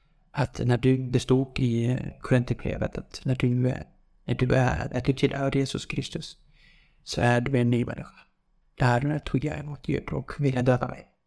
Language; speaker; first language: Swedish; non-native, fluent; Kurdish